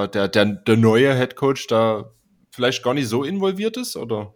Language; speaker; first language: German; native; German